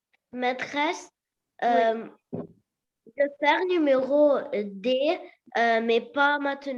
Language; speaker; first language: French; non-native, local second language; Arabic